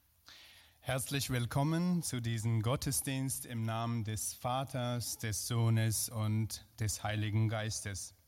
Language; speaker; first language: German; non-native, fluent; Persian